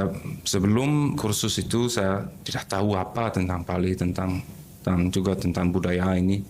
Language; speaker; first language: Indonesian; non-native, fluent; German